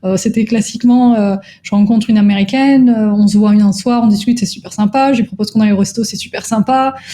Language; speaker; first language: French; native; French